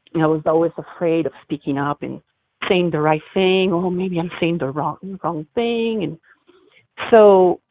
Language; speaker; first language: English; non-native, fluent; Italian